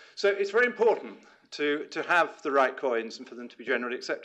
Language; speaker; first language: English; native; English